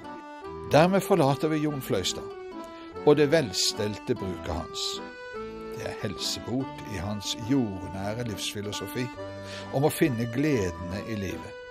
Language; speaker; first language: Norwegian; native; Norwegian